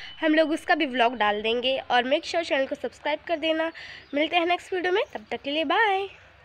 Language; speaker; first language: Hindi; native; Hindi